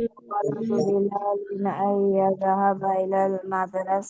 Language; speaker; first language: Arabic; non-native, learner; Bangla